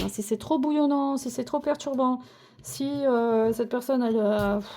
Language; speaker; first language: French; native; French